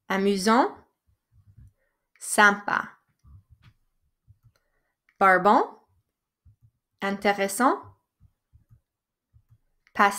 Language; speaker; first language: French; non-native, fluent; English